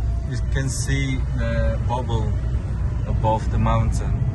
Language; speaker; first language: English; non-native, fluent; Indonesian